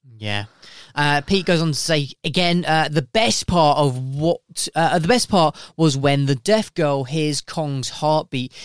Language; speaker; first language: English; native; English